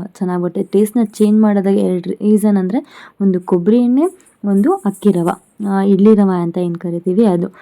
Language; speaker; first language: Kannada; non-native, local second language; Konkani